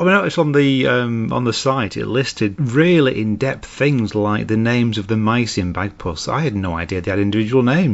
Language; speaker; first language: English; native; English